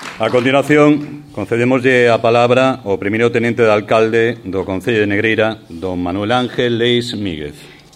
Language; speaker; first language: Galician; native; Galician